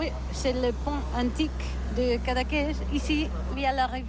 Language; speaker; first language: French; non-native, learner; Catalan